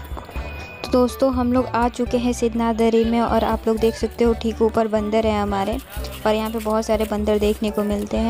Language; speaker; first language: Hindi; native; Hindi